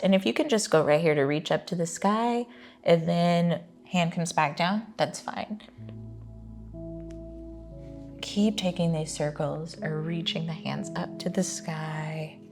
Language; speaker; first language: English; native; English